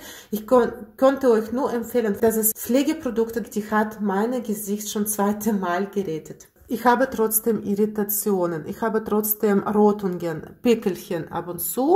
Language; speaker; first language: German; non-native, fluent; Russian